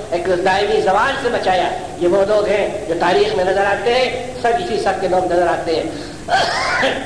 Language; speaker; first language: Urdu; native; Urdu